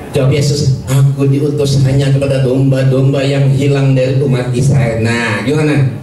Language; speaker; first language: Indonesian; native; Indonesian